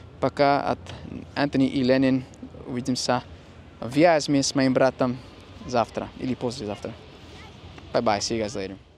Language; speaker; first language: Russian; non-native, fluent; English